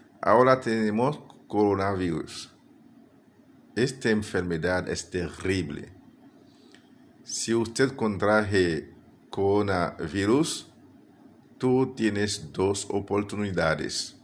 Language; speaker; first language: Spanish; non-native, fluent; Haitian Creole